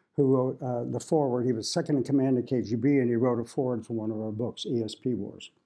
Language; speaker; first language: English; native; English